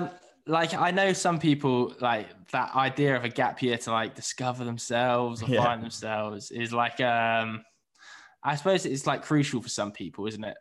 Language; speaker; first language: English; native; English